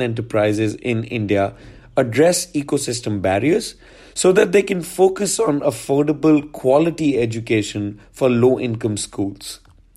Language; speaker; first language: English; non-native, local second language; Hindi